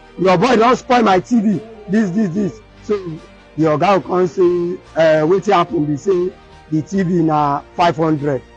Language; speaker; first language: Nigerian Pidgin; native; Nigerian Pidgin